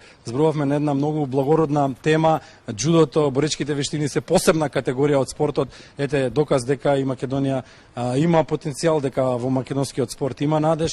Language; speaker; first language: Macedonian; native; Macedonian